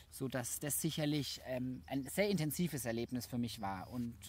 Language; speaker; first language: German; native; German